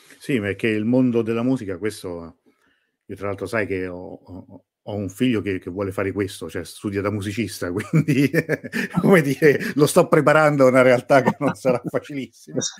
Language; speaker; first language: Italian; native; Italian